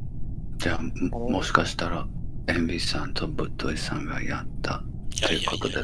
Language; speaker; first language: Japanese; non-native, learner; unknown